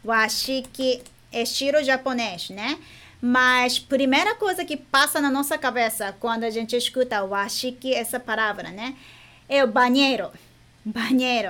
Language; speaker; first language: Portuguese; non-native, fluent; Japanese